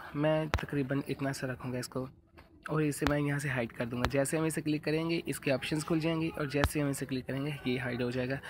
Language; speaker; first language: Urdu; non-native, local second language; Punjabi